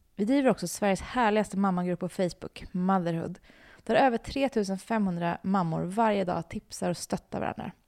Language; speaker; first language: Swedish; native; Swedish